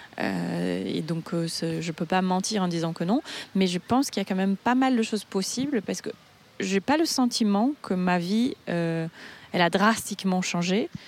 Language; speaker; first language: French; non-native, fluent; Portuguese